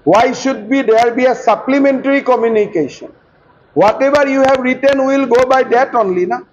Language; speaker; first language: English; non-native, local second language; Assamese